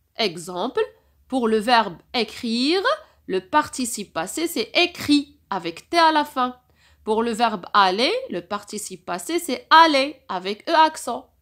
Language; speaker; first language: French; non-native, local second language; Arabic